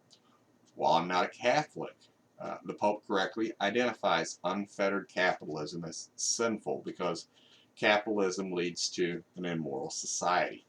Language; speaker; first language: English; native; English